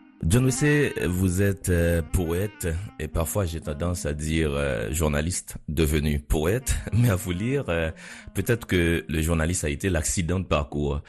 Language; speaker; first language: French; non-native, local second language; Haitian Creole